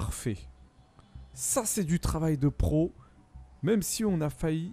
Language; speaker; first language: French; native; French